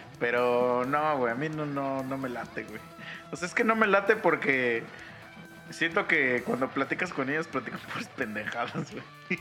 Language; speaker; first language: Spanish; native; Spanish